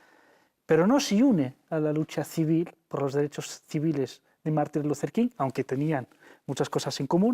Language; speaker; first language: Spanish; native; Spanish